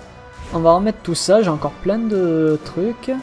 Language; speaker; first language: French; native; French